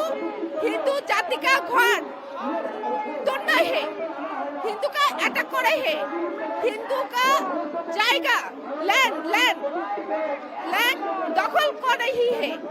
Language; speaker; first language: Hindi; non-native, learner; Bangla